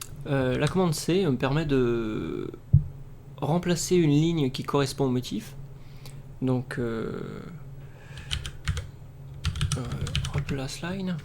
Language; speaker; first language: French; native; French